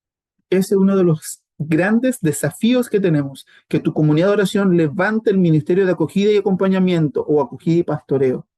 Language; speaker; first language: Spanish; native; Spanish